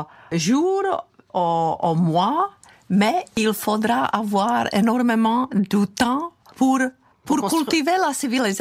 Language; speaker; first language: French; non-native, fluent; Czech